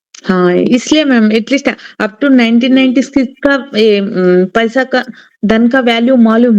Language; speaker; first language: Hindi; non-native, learner; Telugu